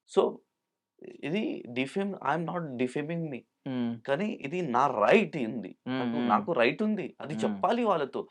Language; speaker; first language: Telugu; non-native, local second language; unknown